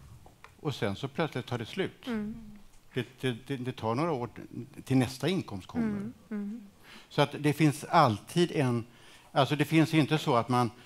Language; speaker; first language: Swedish; native; Swedish